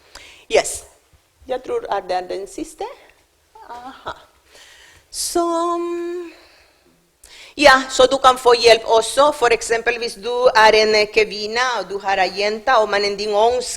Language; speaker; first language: Norwegian; non-native, learner; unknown